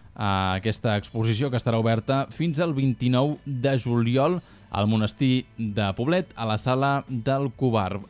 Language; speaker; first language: Catalan; native; Catalan